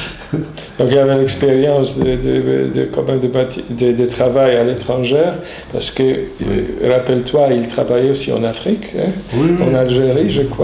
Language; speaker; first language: French; non-native, fluent; Polish